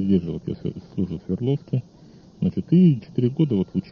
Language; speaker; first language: Russian; native; Russian